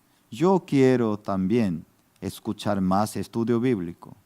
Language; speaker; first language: Spanish; non-native, fluent; Korean